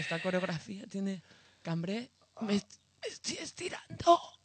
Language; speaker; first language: Spanish; native; Spanish